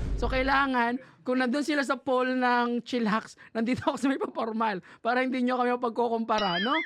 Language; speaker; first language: Filipino; native; Filipino